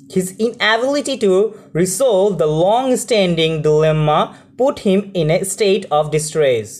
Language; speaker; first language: English; non-native, local second language; Bangla